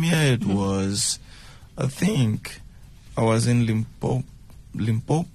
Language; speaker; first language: English; non-native, fluent; Tsonga